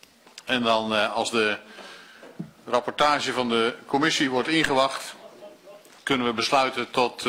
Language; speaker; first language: Dutch; native; Dutch